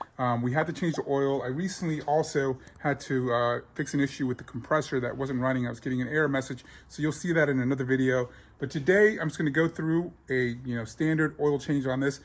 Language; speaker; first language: English; native; English